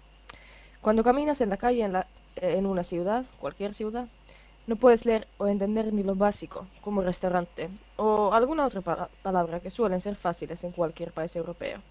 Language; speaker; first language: Spanish; non-native, fluent; Finnish